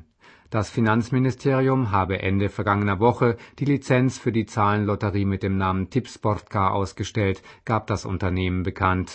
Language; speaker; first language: German; native; German